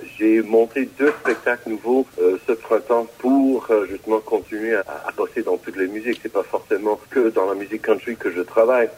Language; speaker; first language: French; native; French